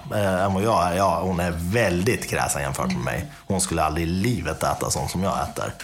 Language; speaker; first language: Swedish; early bilingual, other home language; Persian